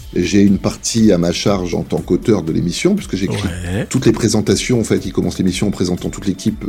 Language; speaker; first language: French; native; French